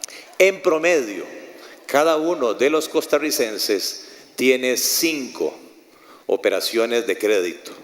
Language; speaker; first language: Spanish; native; Spanish